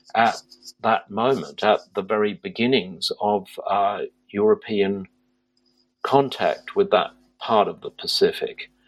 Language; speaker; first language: English; native; English